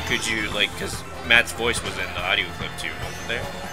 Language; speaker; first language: English; native; English